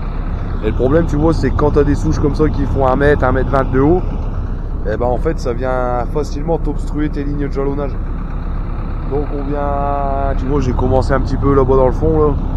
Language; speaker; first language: French; native; French